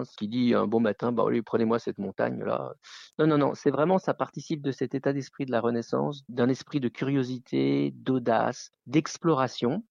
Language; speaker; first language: French; native; French